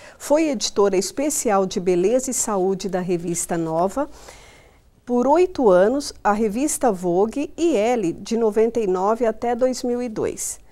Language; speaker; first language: Portuguese; native; Portuguese